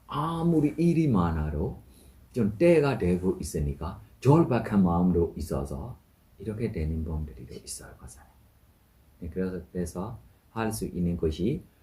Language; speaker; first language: Korean; non-native, fluent; Burmese